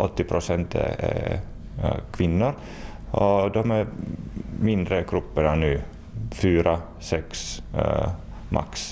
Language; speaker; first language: Swedish; non-native, local second language; Finnish